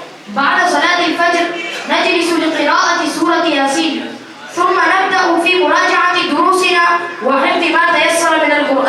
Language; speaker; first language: Arabic; non-native, learner; Urdu